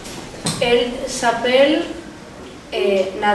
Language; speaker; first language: French; non-native, learner; Catalan